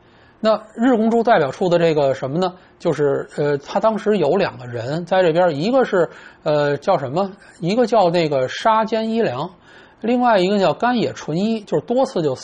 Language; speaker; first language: Chinese; native; Chinese